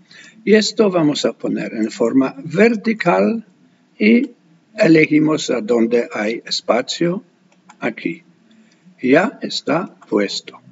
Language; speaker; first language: Spanish; non-native, fluent; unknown